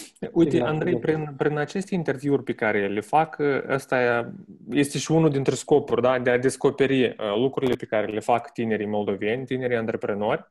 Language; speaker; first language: Romanian; native; Romanian